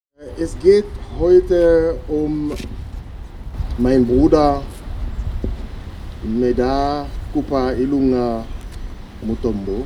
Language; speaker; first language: German; non-native, fluent; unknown